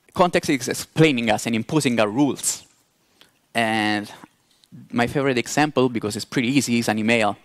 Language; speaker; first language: English; non-native, fluent; Italian